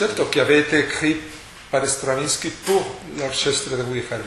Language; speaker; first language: French; non-native, fluent; Spanish